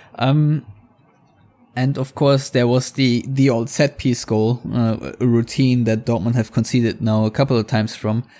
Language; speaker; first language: English; non-native, fluent; German